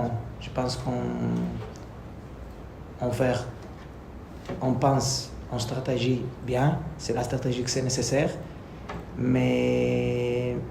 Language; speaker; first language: French; non-native, learner; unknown